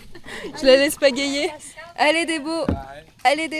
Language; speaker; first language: French; native; French